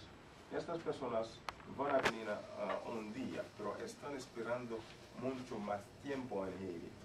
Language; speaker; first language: Spanish; non-native, learner; Haitian Creole